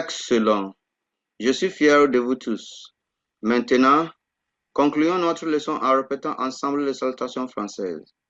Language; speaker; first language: French; non-native, fluent; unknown